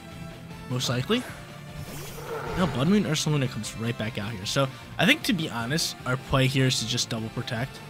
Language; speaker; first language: English; native; English